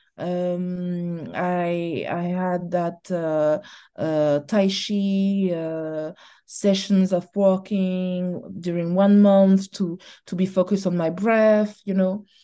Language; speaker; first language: English; non-native, learner; French